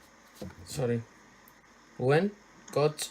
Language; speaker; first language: English; non-native, learner; Spanish